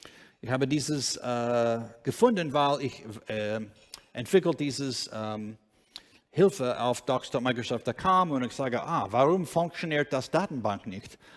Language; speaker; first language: German; non-native, learner; English